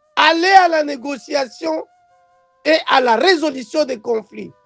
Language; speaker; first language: French; non-native, local second language; Swahili